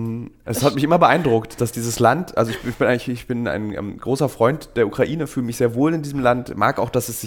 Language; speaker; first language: German; native; German